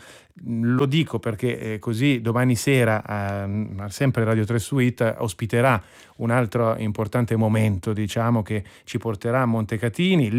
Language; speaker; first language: Italian; native; Italian